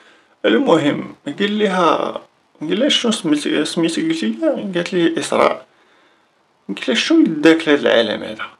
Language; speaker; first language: Arabic; native; Arabic